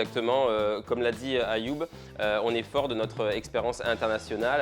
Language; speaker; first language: French; native; French